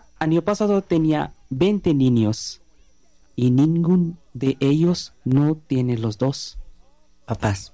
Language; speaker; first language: Spanish; non-native, learner; Bangla